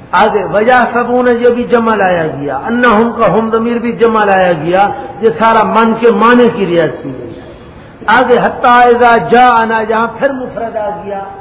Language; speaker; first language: Urdu; non-native, local second language; Saraiki